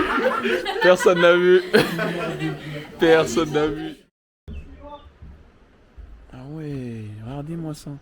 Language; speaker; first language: French; native; French